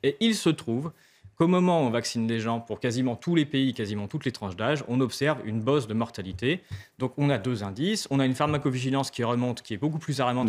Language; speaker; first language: French; native; French